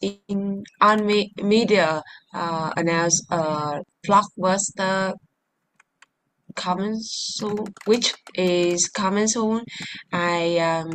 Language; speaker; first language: English; non-native, learner; Vietnamese